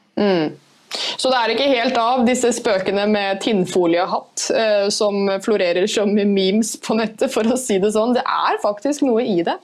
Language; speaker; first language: Norwegian; native; Norwegian